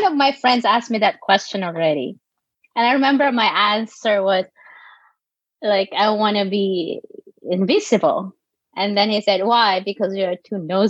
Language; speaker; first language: English; non-native, local second language; Filipino